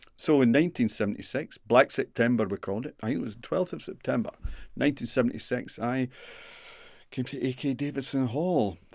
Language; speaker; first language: English; native; English